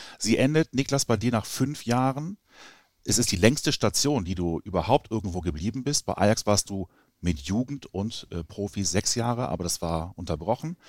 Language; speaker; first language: German; native; German